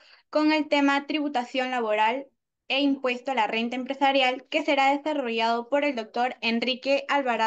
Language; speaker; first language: Spanish; native; Spanish